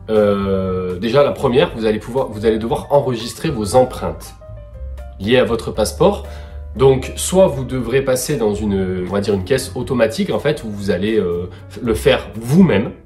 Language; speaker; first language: French; native; French